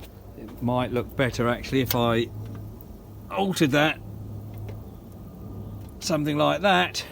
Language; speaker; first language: English; native; English